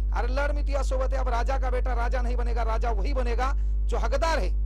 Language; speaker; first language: Hindi; non-native, local second language; Marathi